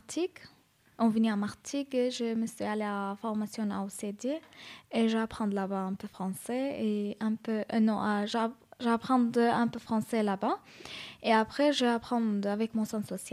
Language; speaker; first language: French; non-native, learner; Arabic